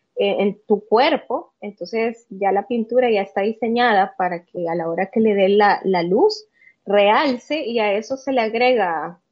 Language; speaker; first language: Spanish; native; Spanish